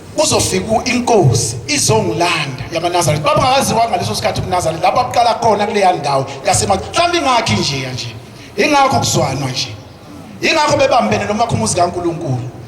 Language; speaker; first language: Zulu; native; Zulu